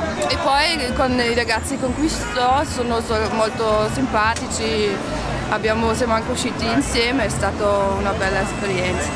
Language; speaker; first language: Italian; non-native, fluent; German